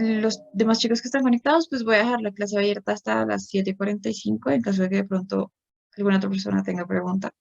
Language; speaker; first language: Spanish; native; Spanish